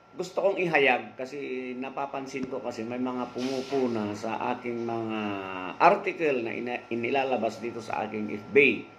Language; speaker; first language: Filipino; non-native, local second language; Iloko